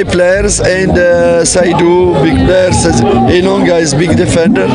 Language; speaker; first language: English; non-native, learner; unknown